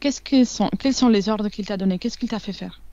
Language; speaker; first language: French; non-native, fluent; Italian